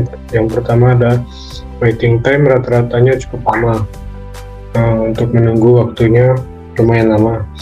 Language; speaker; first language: Indonesian; native; Indonesian